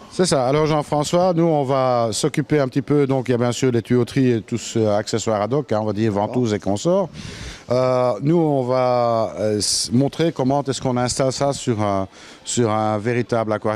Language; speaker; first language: French; native; French